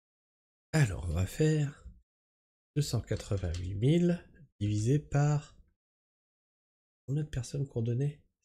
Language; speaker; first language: French; native; French